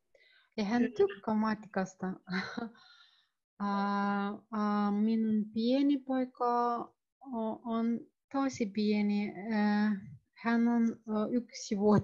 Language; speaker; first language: Finnish; non-native, learner; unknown